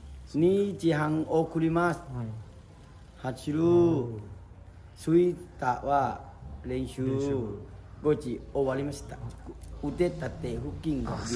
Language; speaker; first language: Japanese; non-native, learner; Thai